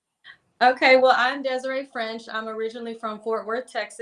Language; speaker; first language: English; native; English